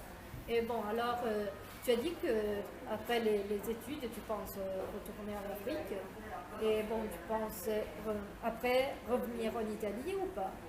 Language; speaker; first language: French; non-native, fluent; Italian